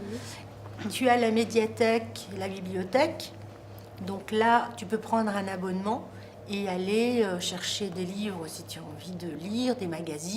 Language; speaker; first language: French; native; French